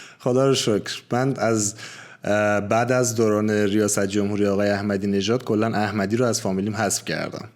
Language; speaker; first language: Persian; native; Persian